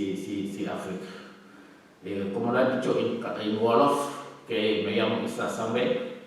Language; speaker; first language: Spanish; non-native, learner; Wolof